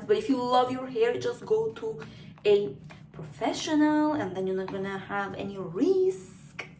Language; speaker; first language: English; non-native, fluent; Spanish